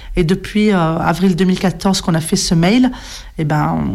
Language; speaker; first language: French; native; French